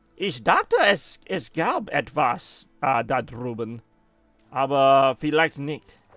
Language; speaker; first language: German; non-native, learner; English